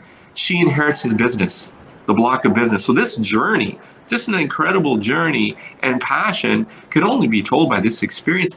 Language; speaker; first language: English; early bilingual, other home language; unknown